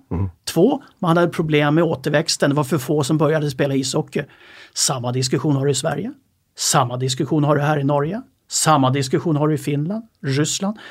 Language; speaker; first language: Swedish; native; Swedish